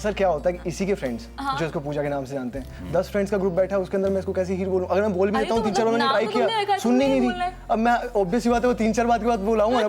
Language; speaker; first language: Hindi; native; Hindi